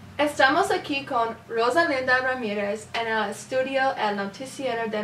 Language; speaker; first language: Spanish; non-native, learner; English